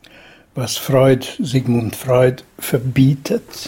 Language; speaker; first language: German; non-native, fluent; Hungarian